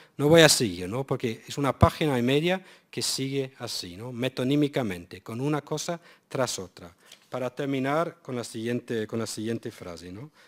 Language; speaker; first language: Spanish; non-native, fluent; English